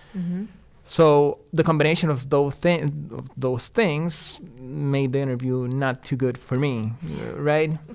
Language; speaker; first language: English; non-native, fluent; Spanish